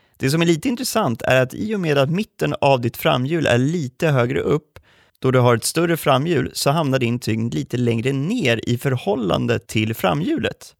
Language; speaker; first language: Swedish; native; Swedish